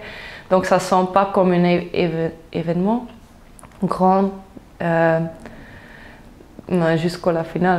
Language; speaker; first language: French; non-native, local second language; Dutch